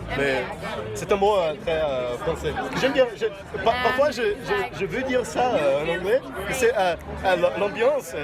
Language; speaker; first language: French; non-native, fluent; Portuguese